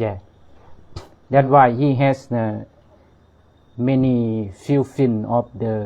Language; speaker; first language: English; non-native, learner; Thai